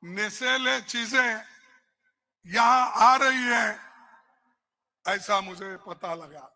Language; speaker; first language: Hindi; non-native, local second language; Kannada